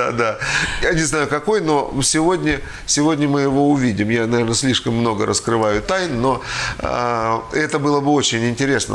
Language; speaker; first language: Russian; native; Russian